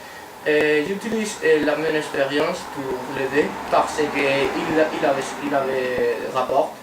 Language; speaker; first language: French; non-native, learner; Spanish